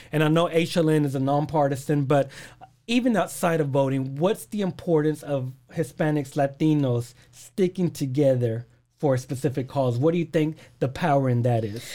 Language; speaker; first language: English; early bilingual, other home language; Spanish